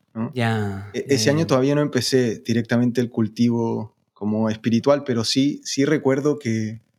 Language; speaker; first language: Spanish; native; Spanish